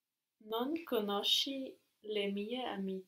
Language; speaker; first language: Italian; non-native, learner; English